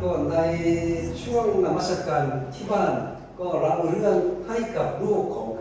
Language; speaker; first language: Thai; non-native, fluent; Korean